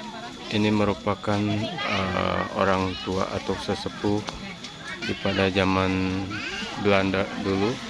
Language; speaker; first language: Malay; non-native, local second language; Sundanese